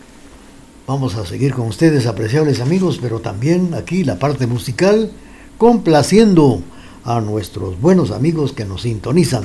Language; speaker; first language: Spanish; native; Spanish